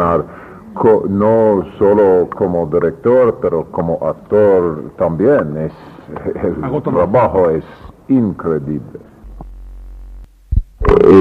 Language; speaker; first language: Spanish; non-native, learner; English